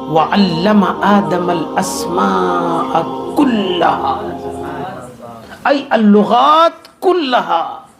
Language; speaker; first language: Arabic; non-native, learner; Urdu